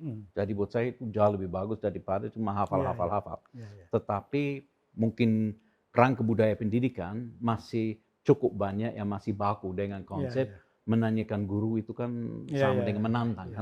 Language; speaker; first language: Indonesian; non-native, fluent; English